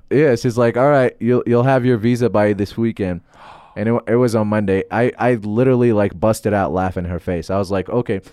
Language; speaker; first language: English; non-native, fluent; Arabic